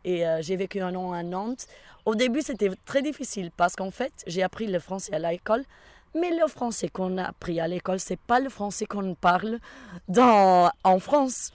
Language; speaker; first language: French; non-native, fluent; Portuguese